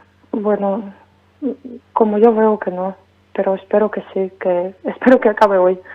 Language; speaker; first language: Spanish; non-native, fluent; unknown